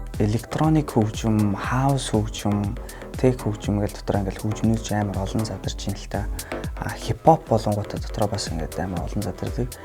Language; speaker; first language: Mongolian; non-native, fluent; Russian